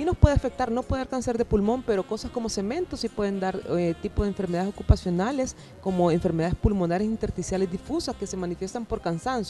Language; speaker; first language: Spanish; native; Spanish